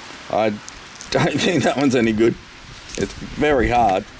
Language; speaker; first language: English; native; English